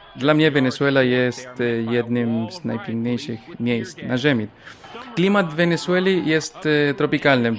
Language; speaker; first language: Polish; non-native, fluent; Spanish